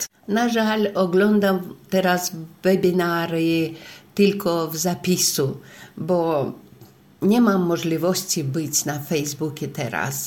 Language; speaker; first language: Polish; non-native, learner; Russian